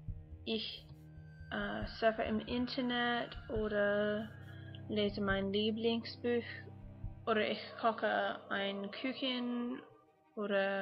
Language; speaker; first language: German; non-native, learner; English